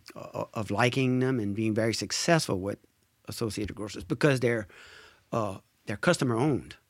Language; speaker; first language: English; native; English